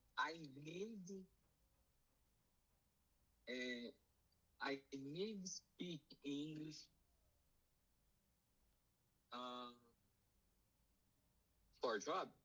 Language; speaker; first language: English; non-native, learner; Portuguese